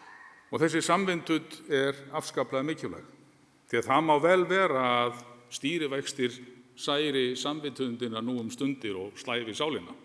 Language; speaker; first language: Icelandic; native; Icelandic